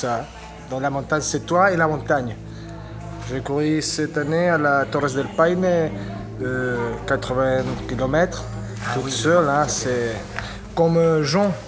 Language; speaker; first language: French; non-native, fluent; Spanish